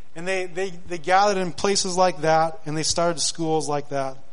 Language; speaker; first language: English; native; English